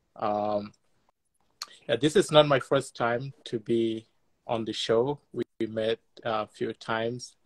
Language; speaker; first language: English; non-native, fluent; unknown